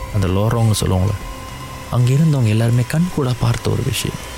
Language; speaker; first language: Tamil; early bilingual, heritage; Tamil